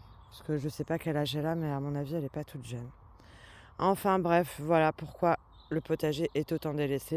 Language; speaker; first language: French; native; French